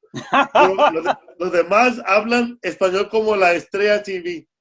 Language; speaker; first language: Spanish; early bilingual, heritage; Spanish